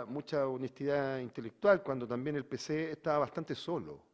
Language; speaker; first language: Spanish; native; Spanish